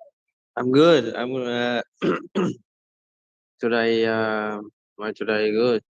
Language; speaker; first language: English; non-native, learner; Vietnamese